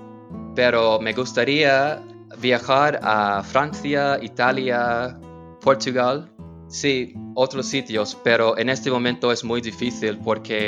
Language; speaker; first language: Spanish; non-native, learner; English